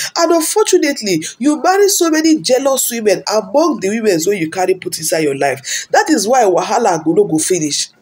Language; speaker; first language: Nigerian Pidgin; non-native, local second language; Yoruba